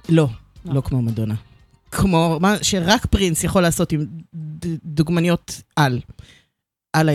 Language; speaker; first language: Hebrew; native; Hebrew